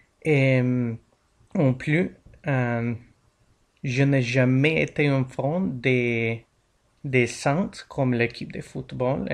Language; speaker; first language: French; non-native, learner; English